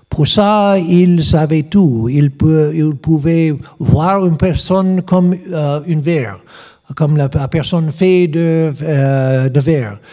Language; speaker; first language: French; non-native, learner; English